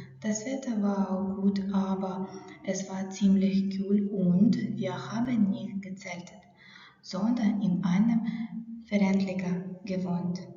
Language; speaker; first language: German; non-native, fluent; Ukrainian